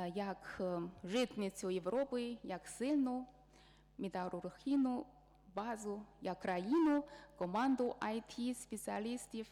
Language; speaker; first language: Ukrainian; non-native, fluent; Chinese